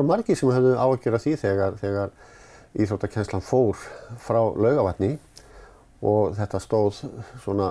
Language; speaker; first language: Icelandic; native; Icelandic